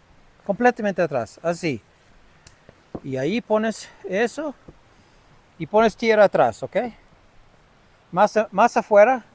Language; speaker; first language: Spanish; non-native, learner; English